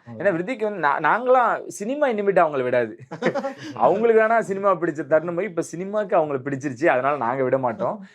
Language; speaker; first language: Tamil; native; Tamil